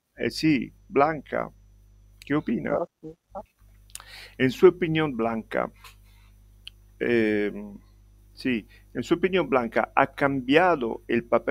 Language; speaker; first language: Spanish; non-native, fluent; Italian